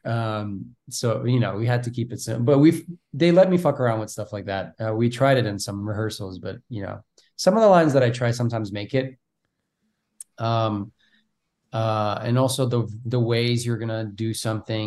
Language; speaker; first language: English; non-native, fluent; Bulgarian